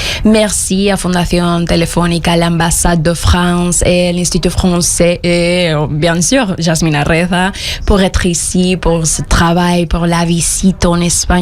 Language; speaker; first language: French; non-native, fluent; Spanish